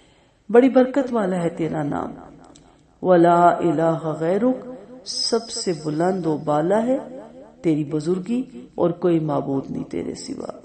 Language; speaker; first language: Urdu; native; Urdu